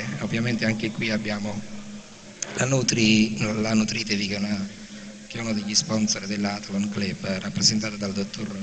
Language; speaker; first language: Italian; native; Italian